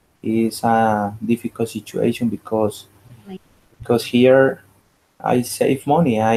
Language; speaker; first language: English; non-native, learner; Spanish